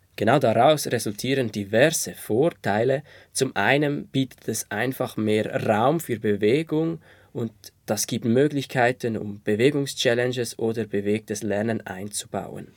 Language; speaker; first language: German; native; German